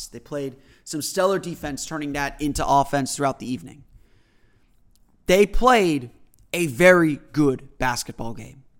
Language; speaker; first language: English; native; English